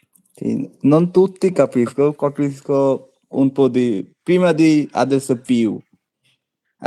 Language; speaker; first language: Italian; non-native, learner; Bangla